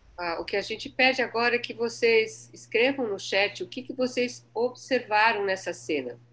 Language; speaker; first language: Portuguese; native; Portuguese